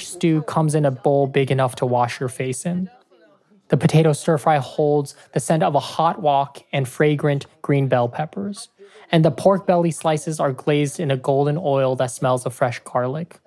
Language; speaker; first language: English; native; English